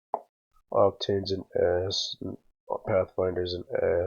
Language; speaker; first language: English; native; English